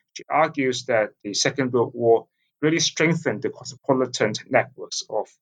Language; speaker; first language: English; non-native, local second language; Cantonese